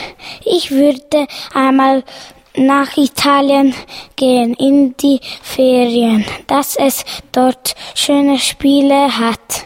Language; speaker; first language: German; early bilingual, other home language; Bosnian